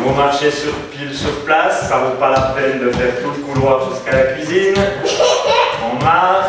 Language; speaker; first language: French; native; French